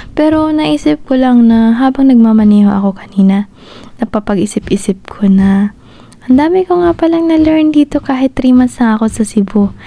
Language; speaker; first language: Filipino; non-native, local second language; Cebuano